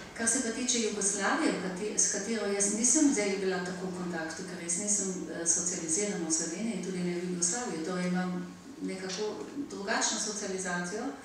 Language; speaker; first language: Slovenian; native; Slovenian